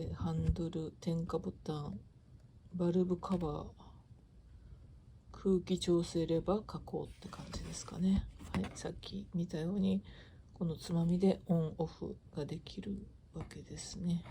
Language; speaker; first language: Japanese; native; Japanese